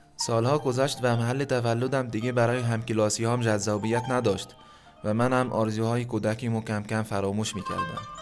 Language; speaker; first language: Persian; non-native, fluent; Arabic